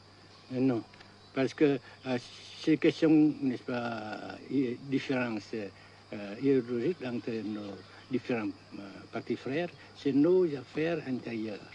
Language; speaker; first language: French; non-native, fluent; Vietnamese